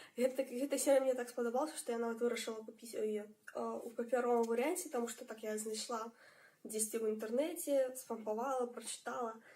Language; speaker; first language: Belarusian; native; Belarusian